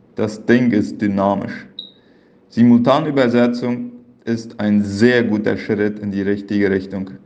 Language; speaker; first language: German; early bilingual, heritage; Plautdietsch